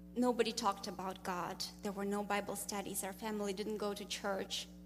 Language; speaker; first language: English; non-native, fluent; Russian